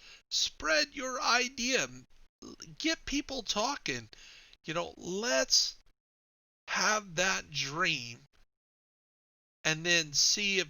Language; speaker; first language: English; native; English